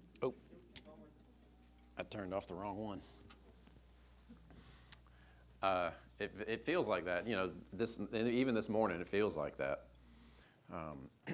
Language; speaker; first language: English; native; English